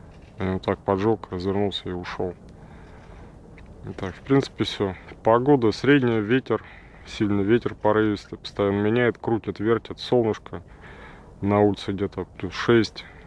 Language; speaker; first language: Russian; native; Russian